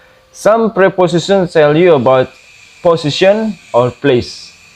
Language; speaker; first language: English; non-native, fluent; Indonesian